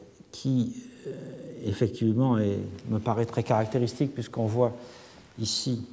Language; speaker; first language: French; native; French